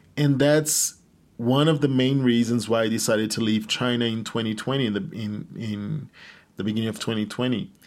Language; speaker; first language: English; non-native, fluent; Portuguese